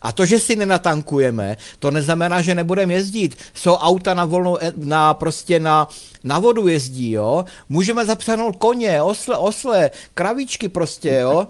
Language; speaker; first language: Czech; native; Czech